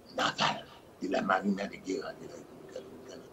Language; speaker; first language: Spanish; non-native, fluent; Haitian Creole